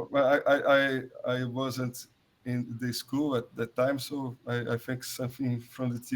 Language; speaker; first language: English; non-native, learner; Portuguese